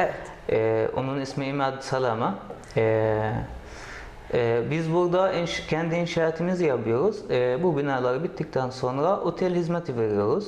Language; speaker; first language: Turkish; non-native, learner; Arabic